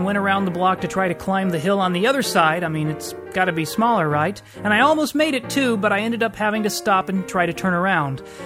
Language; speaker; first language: English; native; English